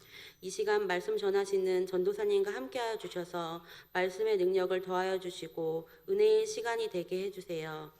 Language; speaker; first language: Korean; native; Korean